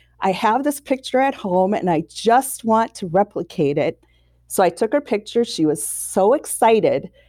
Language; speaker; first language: English; native; English